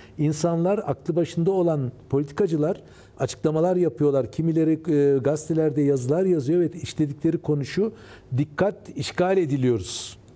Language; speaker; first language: Turkish; early bilingual, heritage; Turkish